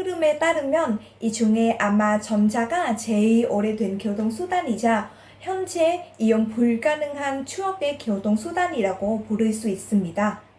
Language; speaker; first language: Korean; non-native, fluent; Vietnamese